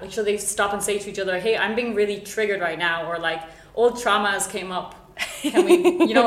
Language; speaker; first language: English; native; English